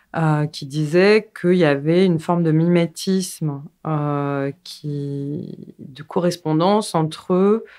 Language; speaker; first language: French; native; French